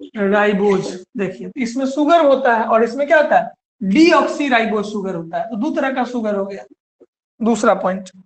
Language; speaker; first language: Hindi; native; Hindi